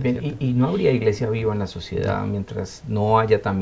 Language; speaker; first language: Spanish; native; Spanish